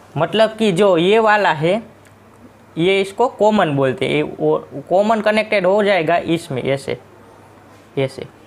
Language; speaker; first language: Hindi; non-native, local second language; Gujarati